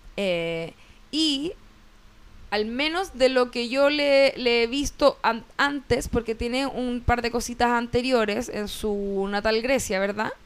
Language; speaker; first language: Spanish; native; Spanish